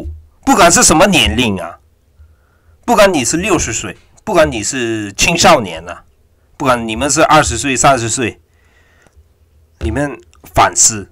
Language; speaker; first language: Chinese; non-native, fluent; Korean